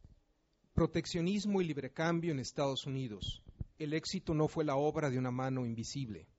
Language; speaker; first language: Spanish; native; Spanish